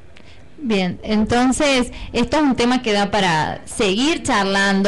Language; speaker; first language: Spanish; native; Spanish